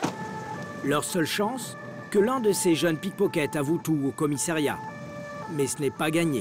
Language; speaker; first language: French; native; French